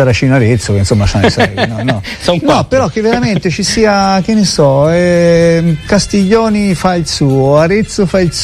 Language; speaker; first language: Italian; native; Italian